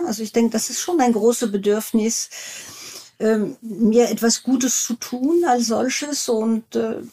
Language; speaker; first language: German; non-native, fluent; French